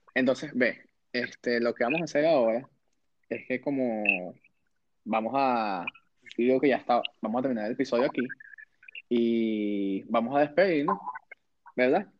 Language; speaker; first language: Spanish; native; Spanish